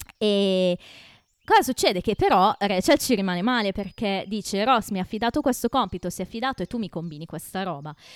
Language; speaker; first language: Italian; native; Italian